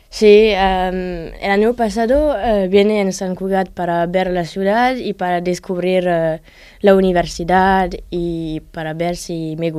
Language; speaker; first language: Spanish; non-native, learner; French